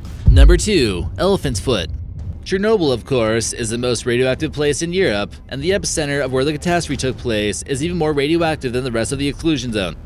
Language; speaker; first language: English; native; English